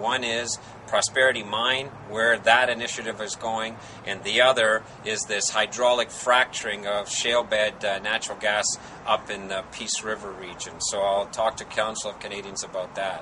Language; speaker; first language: English; native; English